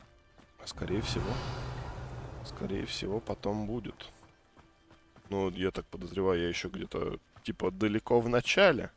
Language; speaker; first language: Russian; native; Russian